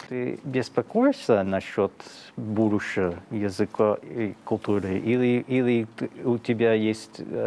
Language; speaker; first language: Russian; non-native, fluent; English